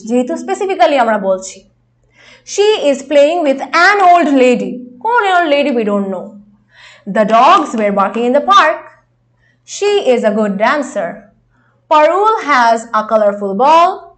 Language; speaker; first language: English; non-native, local second language; Bangla